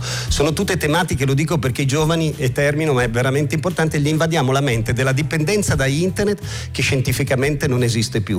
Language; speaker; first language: Italian; native; Italian